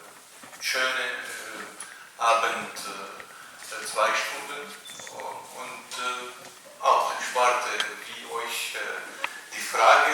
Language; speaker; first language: German; non-native, learner; Arabic